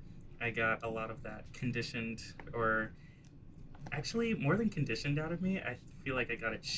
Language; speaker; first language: English; native; English